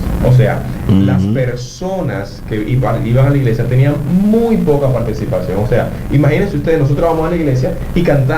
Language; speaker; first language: Spanish; native; Spanish